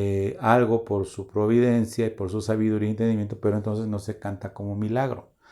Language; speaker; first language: Spanish; native; Spanish